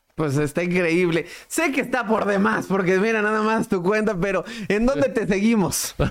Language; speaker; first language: Spanish; native; Spanish